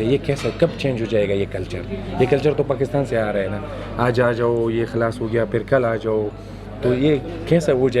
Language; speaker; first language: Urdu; non-native, local second language; Pashto